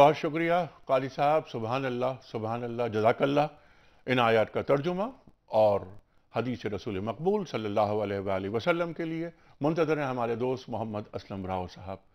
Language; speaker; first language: Urdu; native; Urdu